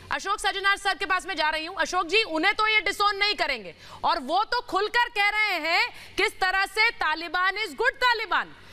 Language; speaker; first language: Hindi; native; Hindi